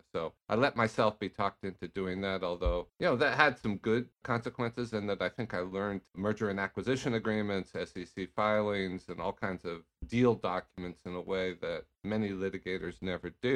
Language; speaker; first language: English; native; English